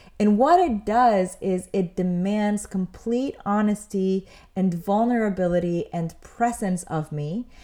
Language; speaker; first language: English; early bilingual, other home language; Spanish